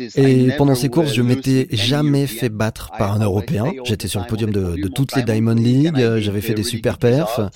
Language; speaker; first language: French; non-native, fluent; Polish